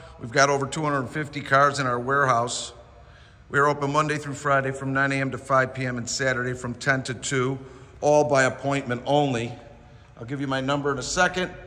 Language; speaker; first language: English; native; English